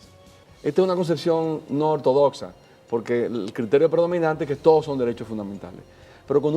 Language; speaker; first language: Spanish; native; Spanish